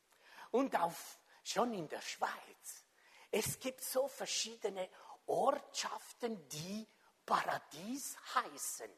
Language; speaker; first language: German; non-native, fluent; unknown